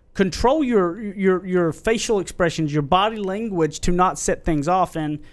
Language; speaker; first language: English; native; English